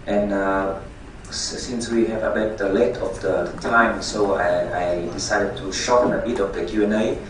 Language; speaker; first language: English; non-native, fluent; Vietnamese